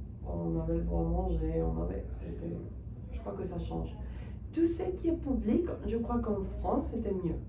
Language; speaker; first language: French; non-native, fluent; Spanish